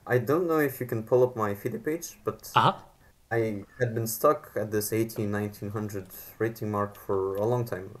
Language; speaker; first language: English; non-native, fluent; Macedonian